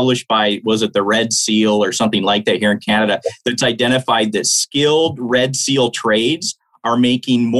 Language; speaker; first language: English; native; English